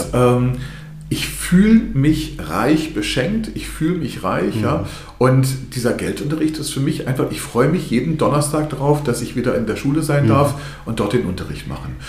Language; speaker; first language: German; early bilingual, other home language; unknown